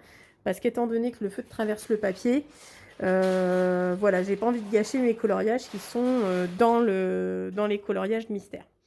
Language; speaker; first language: French; native; French